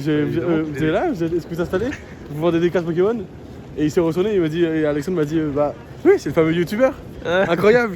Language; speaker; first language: French; native; French